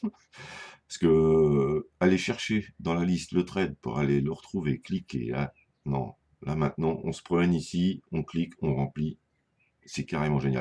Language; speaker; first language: French; native; French